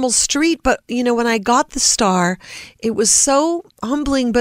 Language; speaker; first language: English; native; English